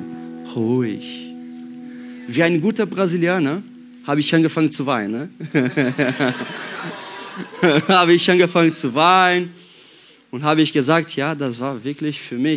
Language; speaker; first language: German; non-native, fluent; Portuguese